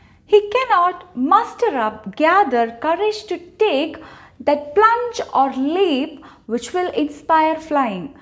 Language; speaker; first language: English; non-native, local second language; Malayalam